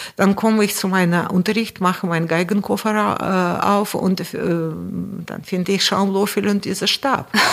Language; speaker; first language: German; non-native, fluent; Russian